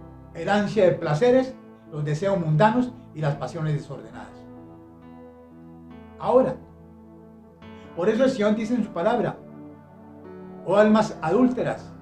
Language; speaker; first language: Spanish; native; Spanish